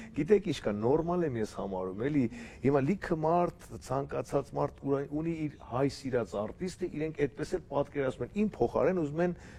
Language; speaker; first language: Armenian; native; Armenian